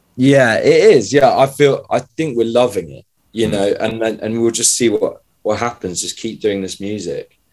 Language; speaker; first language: English; native; English